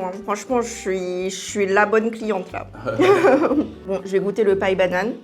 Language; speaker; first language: French; native; French